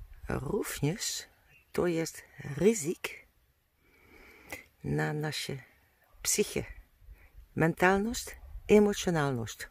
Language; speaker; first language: Polish; non-native, learner; Dutch